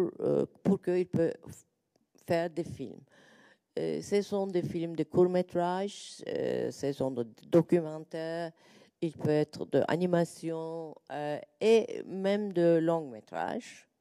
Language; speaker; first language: French; non-native, learner; Turkish